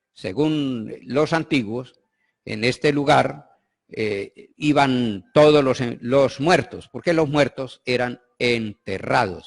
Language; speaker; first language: Spanish; native; Spanish